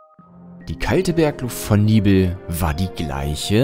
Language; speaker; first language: German; native; German